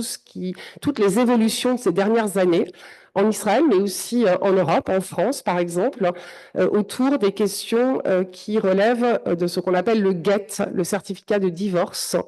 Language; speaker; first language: French; native; French